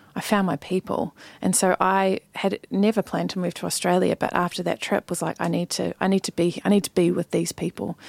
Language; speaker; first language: English; native; English